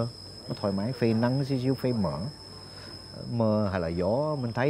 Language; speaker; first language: Vietnamese; non-native, fluent; Malay